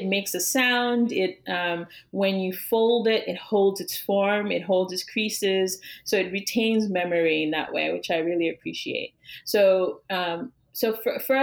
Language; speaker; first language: English; non-native, local second language; Yoruba